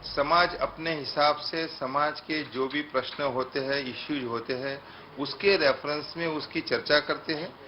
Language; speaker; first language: Hindi; non-native, local second language; Gujarati